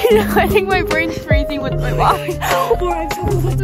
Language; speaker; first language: English; native; English